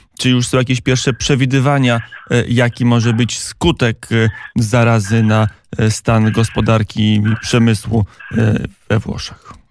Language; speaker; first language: Polish; native; Polish